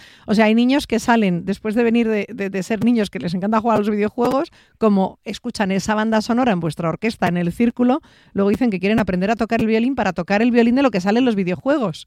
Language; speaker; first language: Spanish; native; Spanish